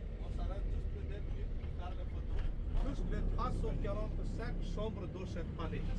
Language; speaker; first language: French; non-native, learner; Hindi